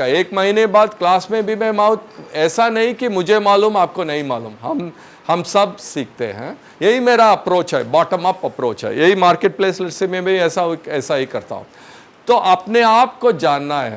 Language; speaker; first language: Hindi; non-native, local second language; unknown